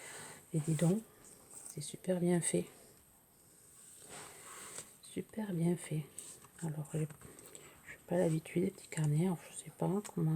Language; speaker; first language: French; native; French